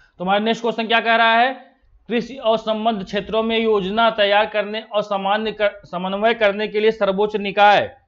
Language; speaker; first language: Hindi; native; Hindi